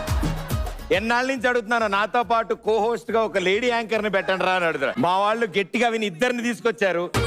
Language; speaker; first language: Telugu; native; Telugu